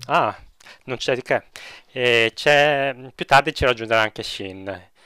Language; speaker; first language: Italian; native; Italian